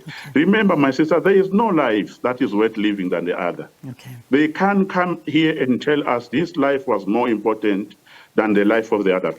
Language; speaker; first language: English; non-native, local second language; Swati